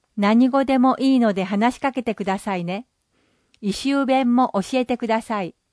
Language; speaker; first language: Japanese; non-native, fluent; English